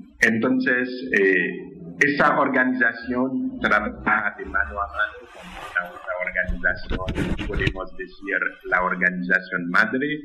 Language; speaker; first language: Spanish; non-native, fluent; Haitian Creole